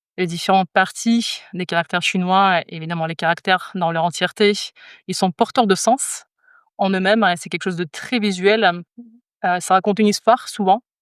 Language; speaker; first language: French; non-native, fluent; Russian